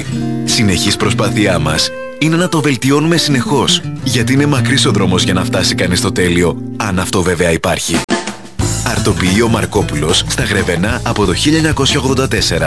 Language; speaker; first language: Greek; native; Greek